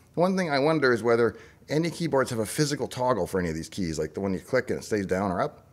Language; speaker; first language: English; native; English